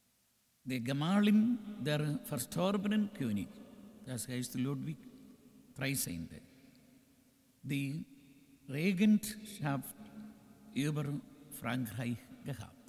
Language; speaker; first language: German; non-native, learner; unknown